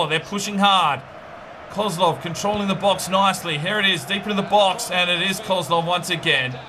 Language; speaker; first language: English; native; English